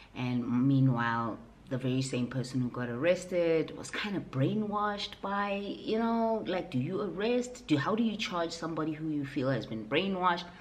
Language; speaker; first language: English; non-native, local second language; Southern Sotho